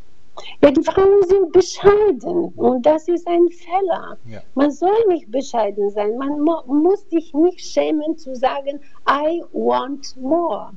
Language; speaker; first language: German; non-native, fluent; Bulgarian